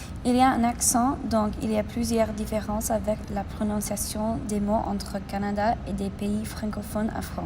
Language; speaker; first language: French; non-native, learner; English